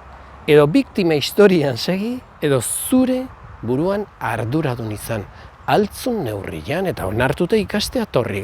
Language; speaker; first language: Basque; native; Basque